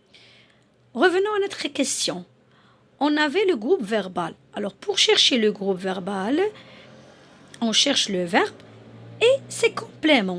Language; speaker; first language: French; non-native, local second language; Arabic